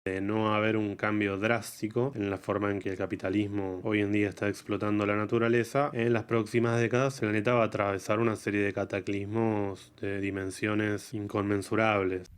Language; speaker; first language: Spanish; native; Spanish